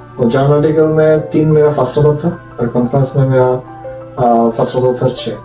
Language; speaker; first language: Hindi; non-native, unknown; Bangla